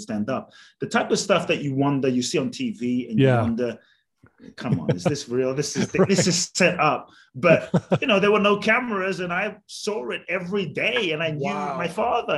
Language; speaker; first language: English; native; English